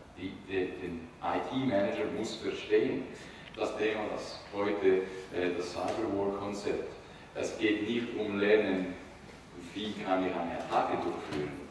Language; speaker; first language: German; non-native, fluent; Italian